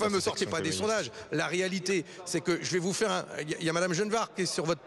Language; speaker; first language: French; native; French